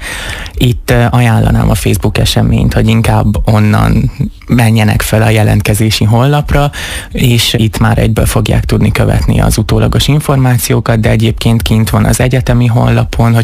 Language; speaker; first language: Hungarian; native; Hungarian